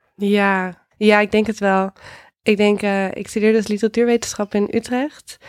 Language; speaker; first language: Dutch; native; Dutch